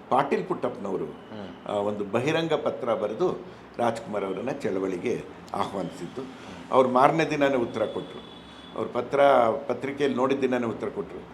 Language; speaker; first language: Kannada; non-native, local second language; Telugu